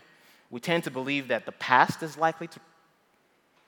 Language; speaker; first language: English; non-native, local second language; Yoruba